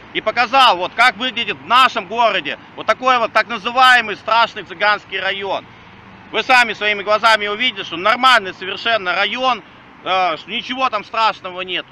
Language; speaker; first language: Russian; native; Russian